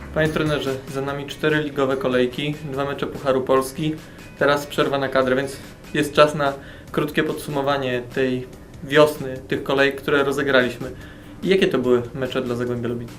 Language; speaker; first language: Polish; native; Polish